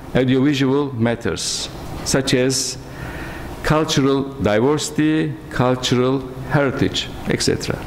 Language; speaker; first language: English; non-native, fluent; Turkish